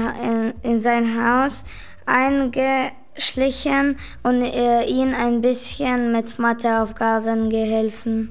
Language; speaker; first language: German; non-native, local second language; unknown